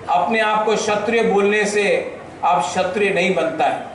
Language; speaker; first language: Hindi; non-native, local second language; Bangla